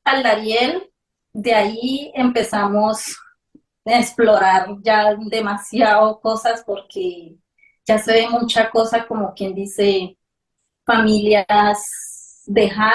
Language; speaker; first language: Spanish; native; Spanish